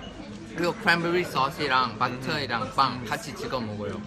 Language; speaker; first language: Korean; non-native, fluent; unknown